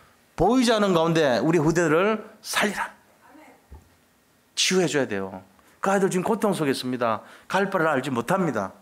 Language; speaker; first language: Korean; native; Korean